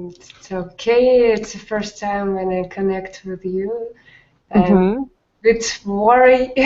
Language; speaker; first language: English; non-native, learner; Russian